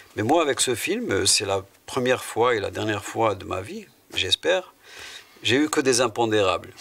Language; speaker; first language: French; non-native, local second language; Arabic